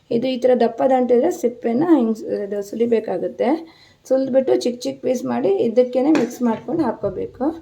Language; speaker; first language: Kannada; non-native, local second language; Konkani